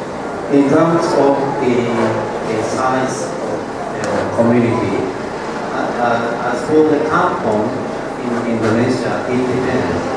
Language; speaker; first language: English; non-native, learner; Japanese